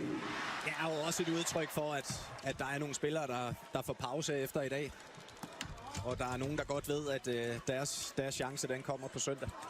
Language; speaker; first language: Danish; native; Danish